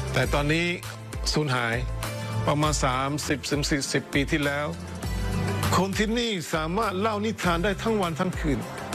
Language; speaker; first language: Thai; non-native, local second language; Pattani Malay